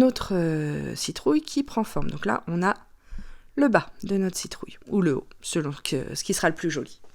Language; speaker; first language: French; native; French